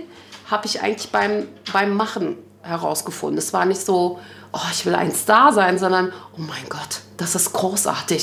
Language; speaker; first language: German; native; German